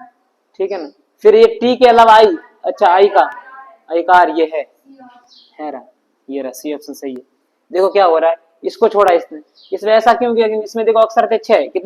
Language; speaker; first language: Hindi; native; Hindi